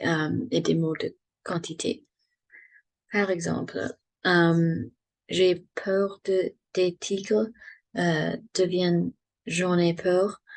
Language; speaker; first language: French; non-native, learner; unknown